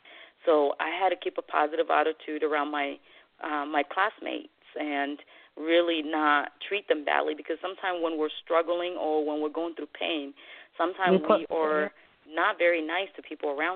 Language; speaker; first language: English; non-native, fluent; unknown